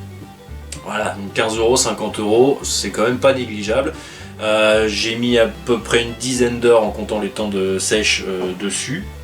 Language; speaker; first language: French; native; French